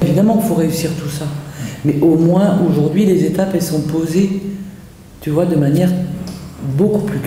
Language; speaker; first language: French; native; French